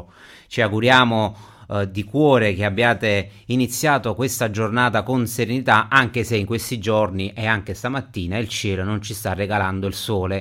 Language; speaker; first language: Italian; native; Italian